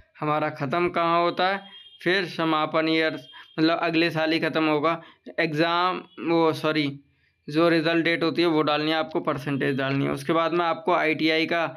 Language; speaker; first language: Hindi; native; Hindi